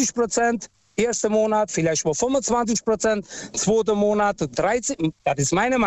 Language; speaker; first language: German; non-native, local second language; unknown